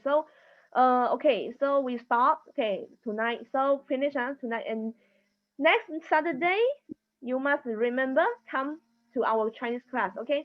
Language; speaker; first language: English; non-native, learner; Chinese